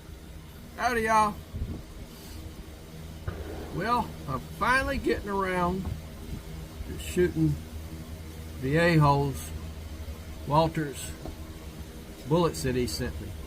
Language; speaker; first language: English; native; English